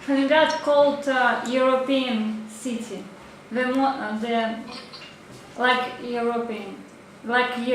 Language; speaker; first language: English; non-native, learner; Russian